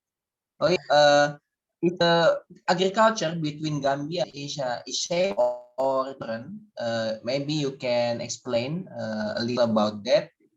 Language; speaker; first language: English; non-native, learner; Indonesian